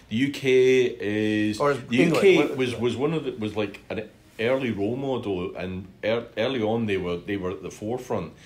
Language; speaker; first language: English; native; English